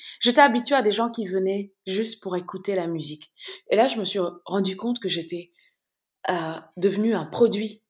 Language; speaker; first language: French; non-native, local second language; Bambara